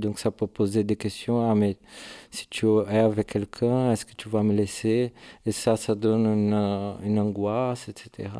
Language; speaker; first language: French; non-native, learner; Portuguese